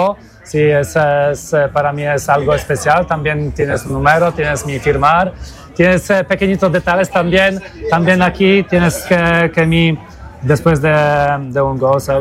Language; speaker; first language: Spanish; non-native, learner; Polish